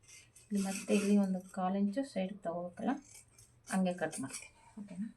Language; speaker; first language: Kannada; native; Kannada